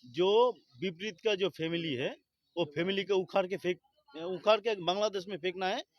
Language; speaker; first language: Hindi; non-native, local second language; Bangla